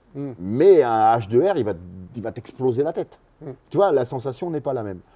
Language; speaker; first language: French; native; French